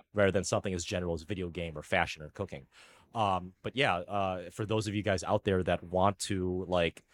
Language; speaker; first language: English; early bilingual, other home language; Filipino